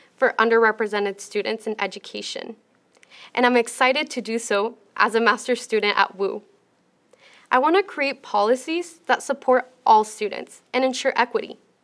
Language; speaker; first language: English; early bilingual, other home language; Spanish